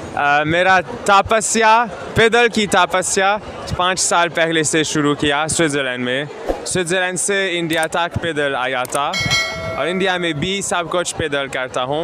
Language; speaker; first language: Hindi; non-native, learner; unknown